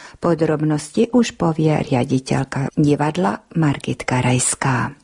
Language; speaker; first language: Slovak; non-native, local second language; Hungarian